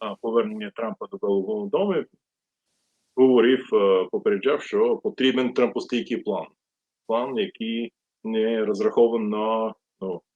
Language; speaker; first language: Ukrainian; non-native, fluent; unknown